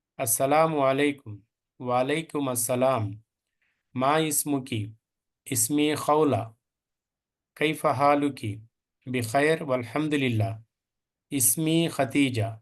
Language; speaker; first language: Arabic; non-native, fluent; Telugu